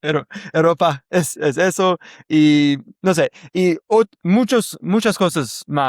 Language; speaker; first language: Spanish; non-native, learner; English